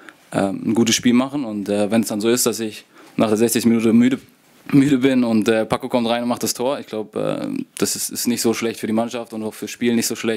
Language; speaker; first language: German; native; German